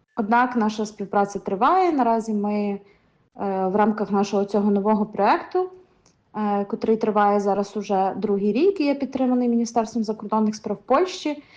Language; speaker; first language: Ukrainian; native; Ukrainian